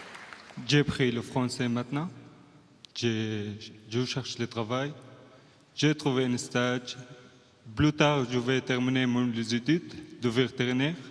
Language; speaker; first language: French; non-native, learner; Arabic